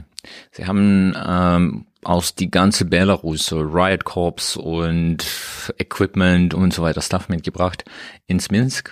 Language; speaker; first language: German; non-native, learner; Russian